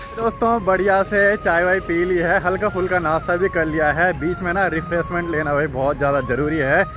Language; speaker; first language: Hindi; native; Hindi